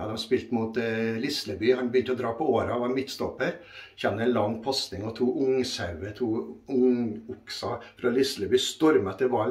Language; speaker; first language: Norwegian; native; Norwegian